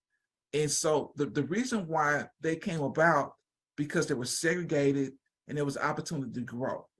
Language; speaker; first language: English; native; English